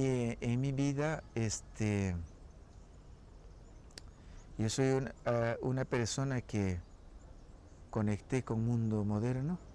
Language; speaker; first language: Spanish; non-native, local second language; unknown